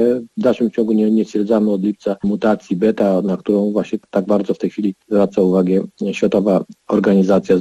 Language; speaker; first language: Polish; native; Polish